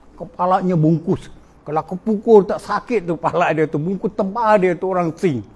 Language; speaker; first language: Malay; non-native, local second language; Min Nan Chinese